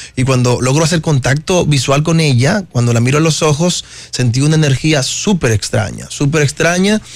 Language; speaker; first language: Spanish; native; Spanish